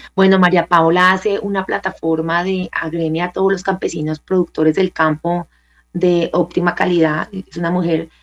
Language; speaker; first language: Spanish; native; Spanish